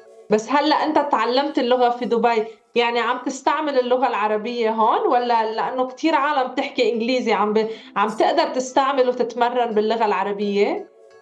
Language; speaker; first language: Arabic; native; Arabic